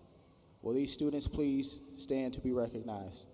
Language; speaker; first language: English; native; English